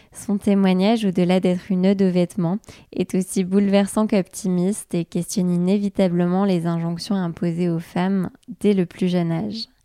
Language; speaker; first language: French; native; French